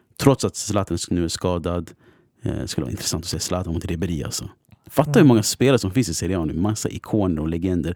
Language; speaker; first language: Swedish; native; Swedish